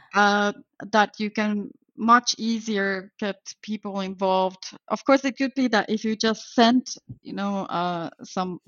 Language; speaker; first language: English; non-native, fluent; Finnish